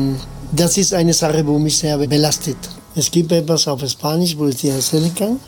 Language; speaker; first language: German; non-native, fluent; Spanish